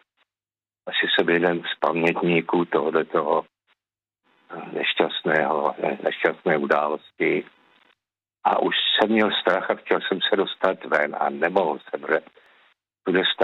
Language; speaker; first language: Czech; native; Czech